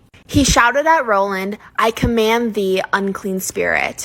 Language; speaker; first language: English; native; English